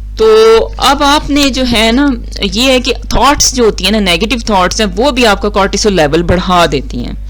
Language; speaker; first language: Urdu; non-native, local second language; Punjabi